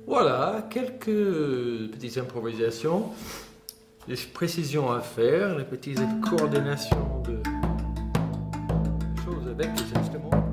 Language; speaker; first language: French; non-native, fluent; English